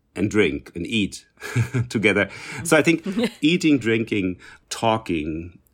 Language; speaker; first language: English; non-native, fluent; German